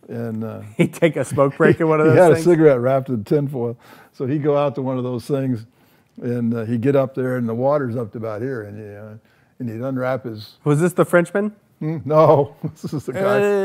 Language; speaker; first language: English; native; English